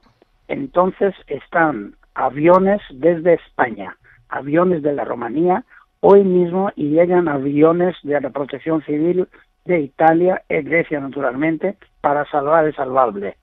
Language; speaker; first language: Spanish; non-native, learner; Greek